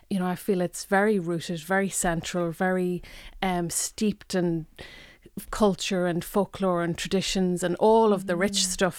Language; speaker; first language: English; non-native, local second language; Irish